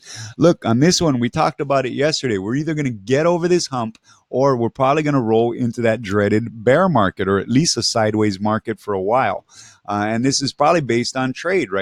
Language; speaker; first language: English; native; English